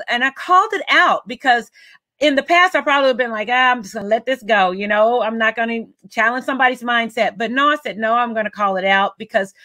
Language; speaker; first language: English; native; English